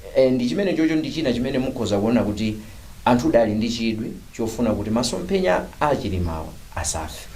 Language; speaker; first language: Nyanja; native; Nyanja